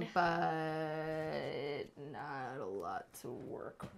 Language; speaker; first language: English; native; English